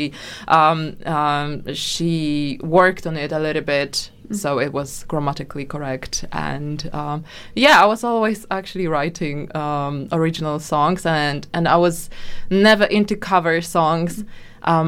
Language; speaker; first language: English; non-native, fluent; Polish